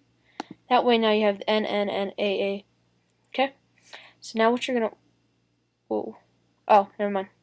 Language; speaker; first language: English; native; English